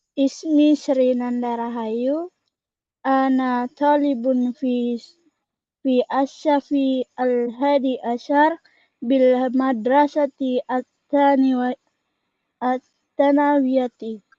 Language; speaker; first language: Arabic; non-native, learner; Indonesian